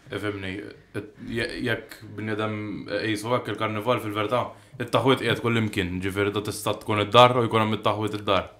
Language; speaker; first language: Maltese; native; Maltese